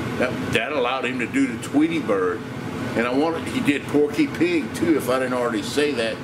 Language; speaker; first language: English; native; English